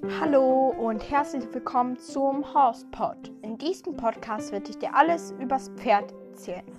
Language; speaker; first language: German; early bilingual, heritage; German